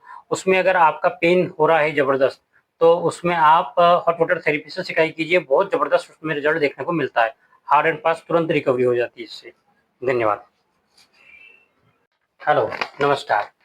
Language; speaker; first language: Hindi; native; Hindi